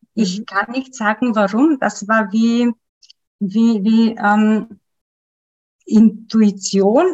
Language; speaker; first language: German; non-native, fluent; Macedonian